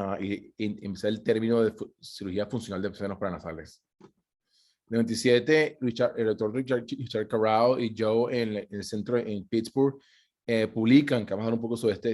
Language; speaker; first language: Spanish; native; Spanish